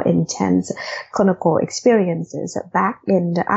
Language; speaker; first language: English; non-native, fluent; Vietnamese